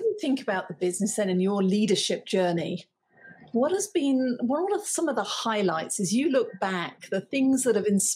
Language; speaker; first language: English; native; English